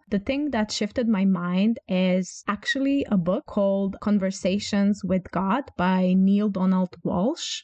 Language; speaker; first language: English; non-native, fluent; Croatian